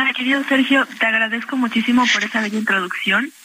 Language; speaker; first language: Spanish; native; Spanish